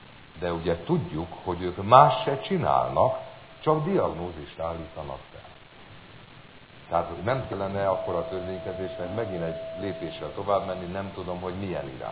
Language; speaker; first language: Hungarian; native; Hungarian